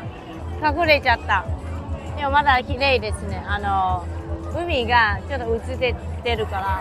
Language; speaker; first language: Japanese; non-native, fluent; Chinese